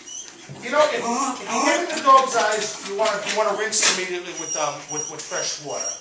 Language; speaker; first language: English; native; English